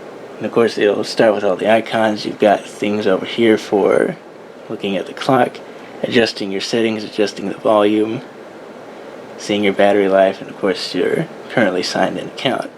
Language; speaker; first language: English; native; English